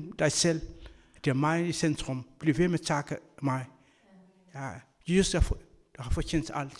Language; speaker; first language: Danish; non-native, learner; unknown